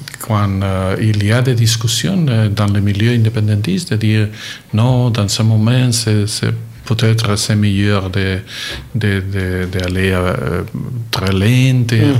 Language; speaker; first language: French; non-native, learner; Catalan